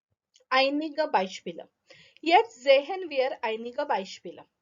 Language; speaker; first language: German; non-native, fluent; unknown